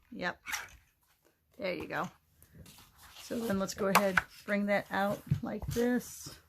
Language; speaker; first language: English; native; English